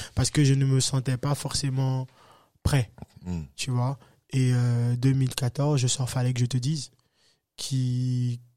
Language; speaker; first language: French; native; French